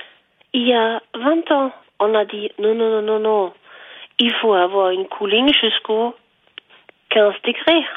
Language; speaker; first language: French; non-native, fluent; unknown